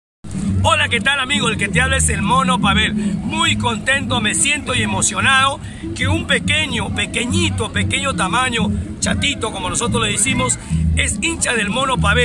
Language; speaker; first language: Spanish; native; Spanish